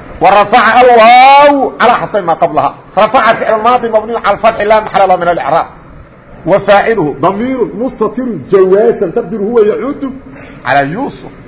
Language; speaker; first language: Arabic; non-native, fluent; Somali